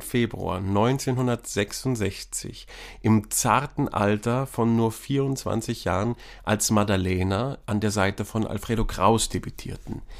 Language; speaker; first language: German; native; German